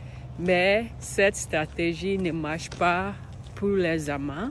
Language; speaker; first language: French; non-native, learner; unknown